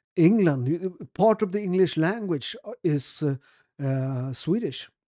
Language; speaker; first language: English; non-native, fluent; Italian